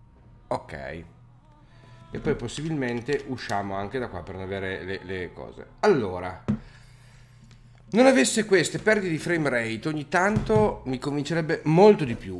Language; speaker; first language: Italian; native; Italian